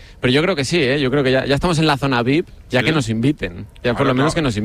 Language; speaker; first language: Spanish; native; Spanish